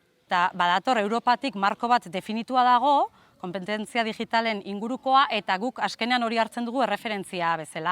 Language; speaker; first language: Basque; native; Basque